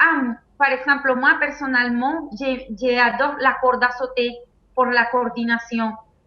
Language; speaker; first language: French; non-native, fluent; Spanish